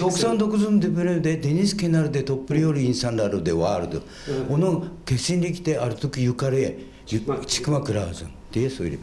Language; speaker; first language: Turkish; non-native, fluent; Japanese